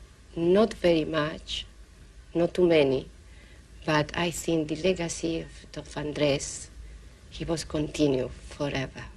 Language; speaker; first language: English; non-native, learner; Spanish